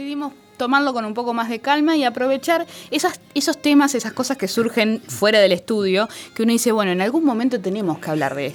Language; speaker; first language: Spanish; native; Spanish